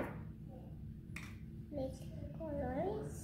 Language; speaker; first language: Spanish; early bilingual, heritage; English